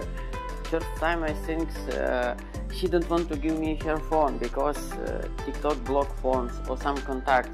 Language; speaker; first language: English; non-native, learner; Ukrainian